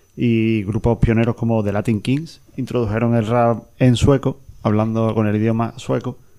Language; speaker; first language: Spanish; native; Spanish